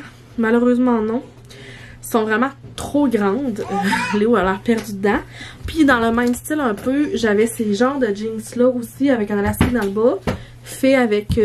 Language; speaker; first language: French; native; French